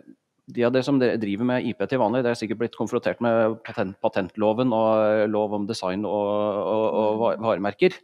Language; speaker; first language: Norwegian; native; Norwegian